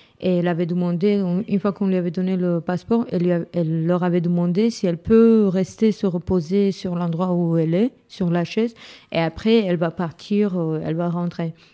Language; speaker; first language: French; non-native, fluent; Romany